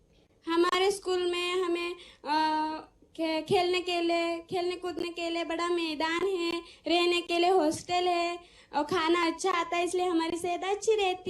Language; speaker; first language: Hindi; non-native, local second language; Marathi